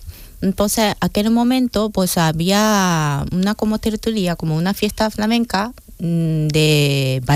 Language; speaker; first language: Spanish; non-native, fluent; Japanese